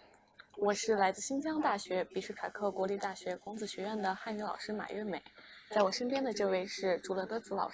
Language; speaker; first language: Chinese; non-native, fluent; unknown